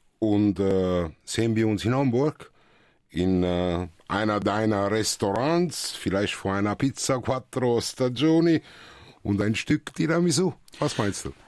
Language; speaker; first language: German; early bilingual, other home language; Italian